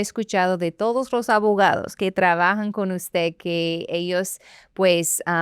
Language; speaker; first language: Spanish; non-native, fluent; English